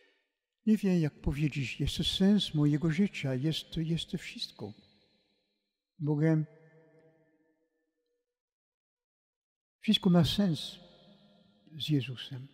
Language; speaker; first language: Polish; non-native, fluent; French